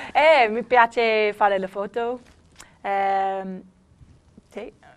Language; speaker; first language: Italian; non-native, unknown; English